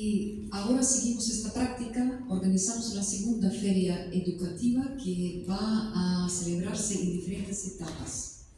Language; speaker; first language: Spanish; non-native, fluent; Russian